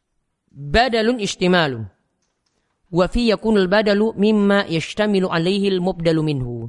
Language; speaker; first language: Arabic; non-native, fluent; Indonesian